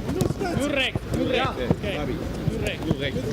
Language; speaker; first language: German; non-native, learner; Italian